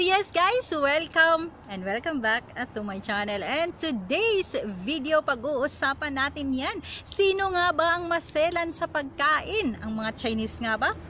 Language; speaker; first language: Filipino; non-native, local second language; Cebuano